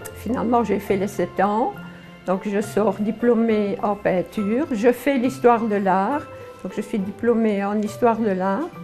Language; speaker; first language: French; early bilingual, other home language; Polish